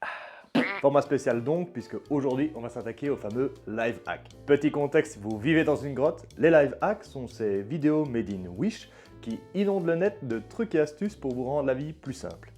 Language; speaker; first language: French; native; French